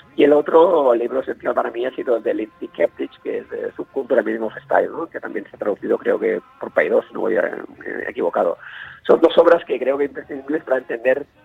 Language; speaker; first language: Spanish; non-native, local second language; Catalan